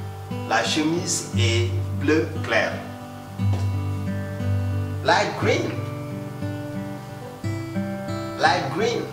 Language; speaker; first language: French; non-native, fluent; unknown